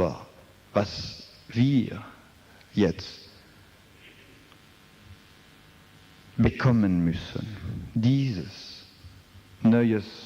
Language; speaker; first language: German; non-native, fluent; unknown